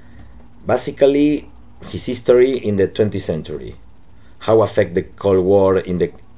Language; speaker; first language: English; non-native, local second language; Spanish